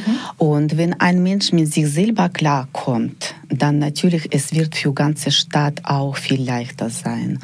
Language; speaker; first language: German; non-native, fluent; Ukrainian